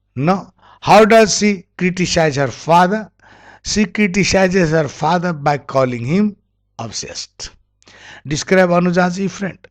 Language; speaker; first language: English; non-native, local second language; Nepali